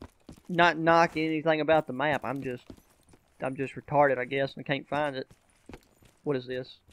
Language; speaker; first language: English; native; English